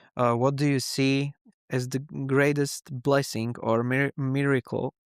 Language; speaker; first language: English; non-native, learner; Slovak